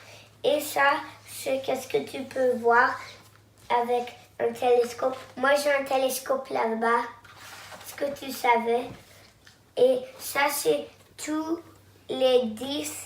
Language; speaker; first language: French; non-native, local second language; English